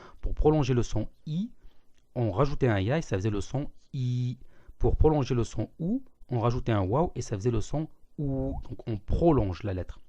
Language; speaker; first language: French; native; French